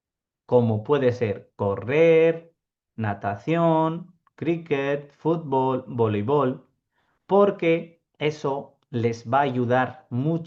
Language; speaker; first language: Spanish; non-native, fluent; Urdu